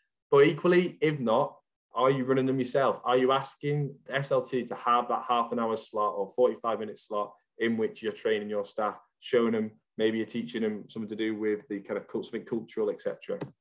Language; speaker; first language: English; native; English